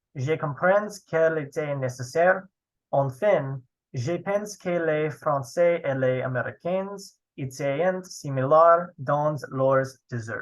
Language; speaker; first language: French; non-native, learner; English